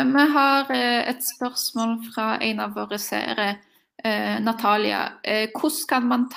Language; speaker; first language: Norwegian; non-native, fluent; Polish